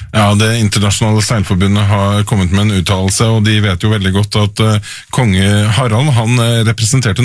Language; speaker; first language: Norwegian; native; Norwegian